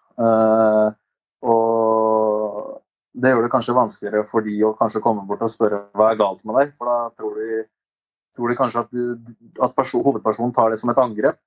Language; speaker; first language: Norwegian; early bilingual, other home language; Albanian